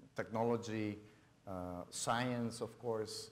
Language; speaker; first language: English; non-native, fluent; Spanish